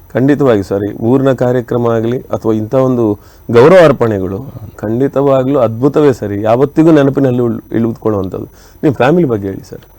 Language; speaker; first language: Kannada; native; Kannada